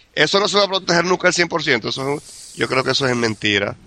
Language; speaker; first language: Spanish; native; Spanish